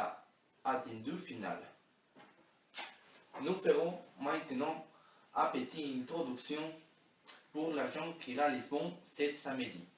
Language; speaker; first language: French; non-native, learner; Spanish